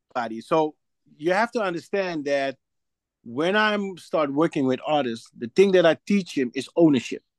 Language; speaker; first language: English; non-native, fluent; Dutch